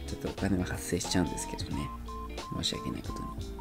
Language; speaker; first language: Japanese; native; Japanese